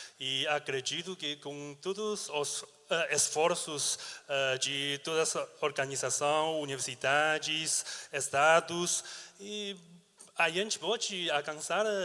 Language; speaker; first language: Portuguese; non-native, learner; Chinese